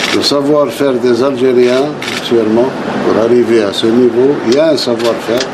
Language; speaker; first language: French; non-native, local second language; Arabic